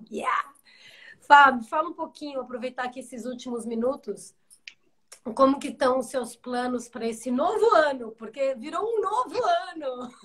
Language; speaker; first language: Portuguese; native; Portuguese